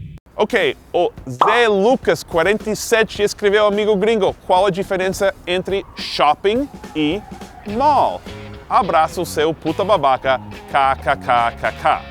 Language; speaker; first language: Portuguese; non-native, fluent; English